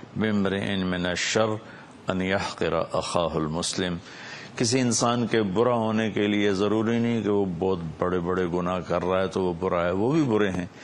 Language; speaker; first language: Urdu; non-native, local second language; Punjabi